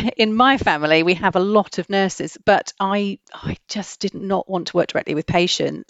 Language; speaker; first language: English; native; English